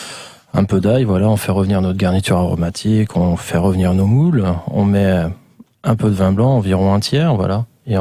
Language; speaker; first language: French; native; French